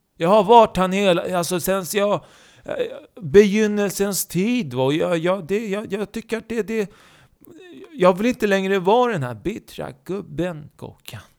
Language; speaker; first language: Swedish; native; Swedish